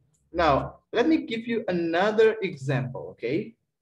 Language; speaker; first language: English; non-native, fluent; Indonesian